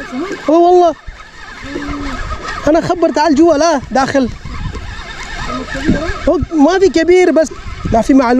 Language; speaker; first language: Arabic; non-native, learner; Bangla